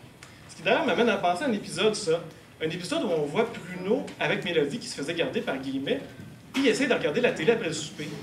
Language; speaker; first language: French; native; French